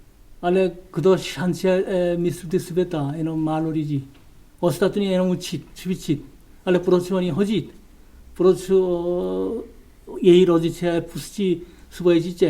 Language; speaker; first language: Czech; non-native, learner; Korean